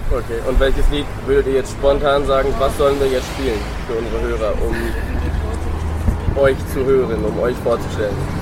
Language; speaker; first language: German; native; German